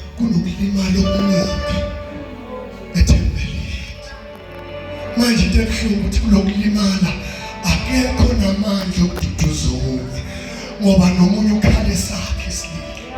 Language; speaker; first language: Zulu; non-native, local second language; Xhosa